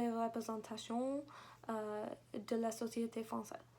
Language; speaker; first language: French; non-native, learner; English